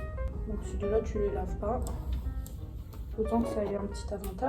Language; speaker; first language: French; native; French